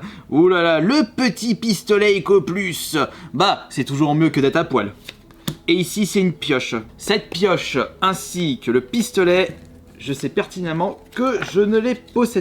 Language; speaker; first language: French; native; French